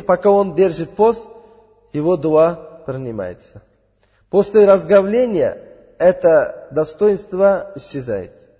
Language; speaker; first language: Russian; non-native, learner; Uzbek